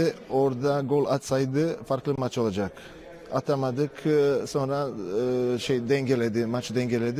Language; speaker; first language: Turkish; non-native, fluent; Croatian